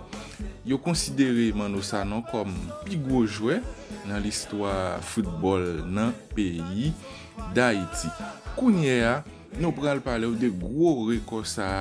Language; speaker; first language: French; non-native, learner; Haitian Creole